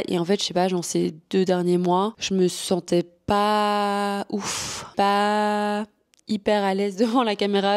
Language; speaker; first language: French; native; French